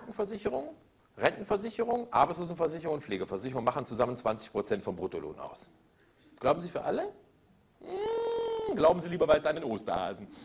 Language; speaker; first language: German; native; German